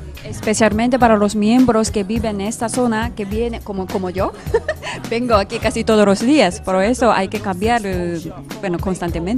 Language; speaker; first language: Spanish; non-native, fluent; Japanese